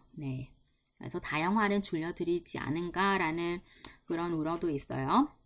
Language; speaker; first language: Korean; non-native, fluent; Vietnamese